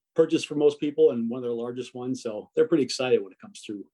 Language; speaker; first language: English; early bilingual, other home language; Italian